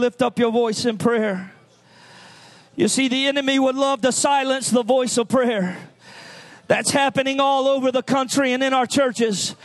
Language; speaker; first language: English; native; English